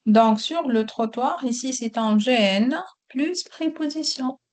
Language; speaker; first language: French; non-native, local second language; Arabic